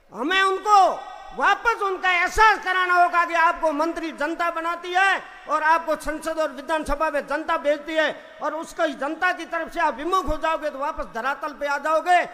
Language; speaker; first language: Hindi; non-native, local second language; Rajasthani